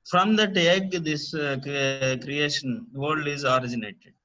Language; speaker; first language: English; non-native, local second language; Telugu